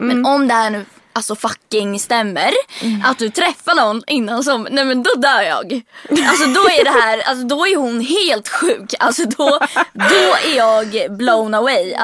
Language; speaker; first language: Swedish; native; Swedish